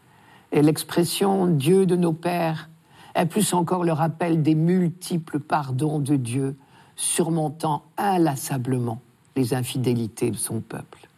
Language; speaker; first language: French; native; French